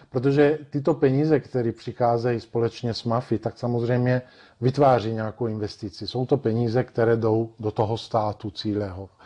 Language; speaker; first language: Czech; non-native, fluent; Italian